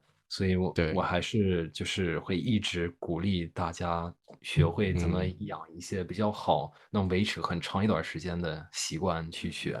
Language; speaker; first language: Chinese; non-native, fluent; English